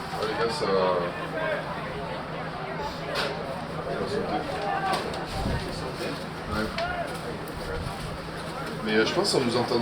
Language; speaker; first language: French; native; French